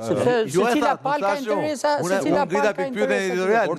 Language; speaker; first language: Albanian; native; Albanian